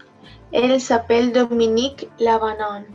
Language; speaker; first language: French; non-native, learner; Spanish